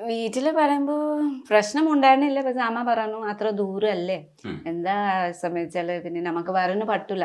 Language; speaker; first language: Malayalam; non-native, fluent; Nepali